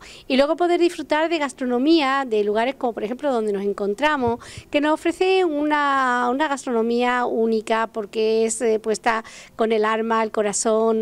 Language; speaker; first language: Spanish; native; Spanish